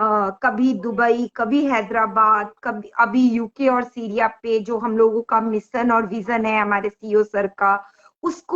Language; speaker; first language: Hindi; native; Hindi